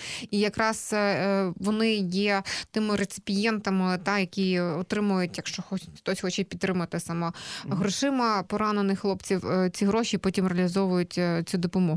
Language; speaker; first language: Ukrainian; native; Ukrainian